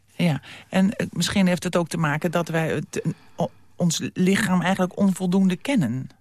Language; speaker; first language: Dutch; native; Dutch